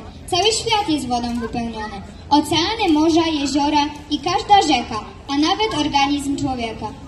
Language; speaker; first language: Polish; native; Polish